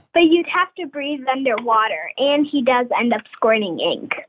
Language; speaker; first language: English; native; English